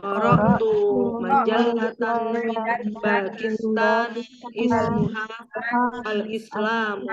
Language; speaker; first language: Arabic; non-native, learner; Indonesian